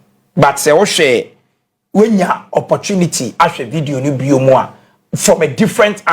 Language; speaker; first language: English; non-native, local second language; Akan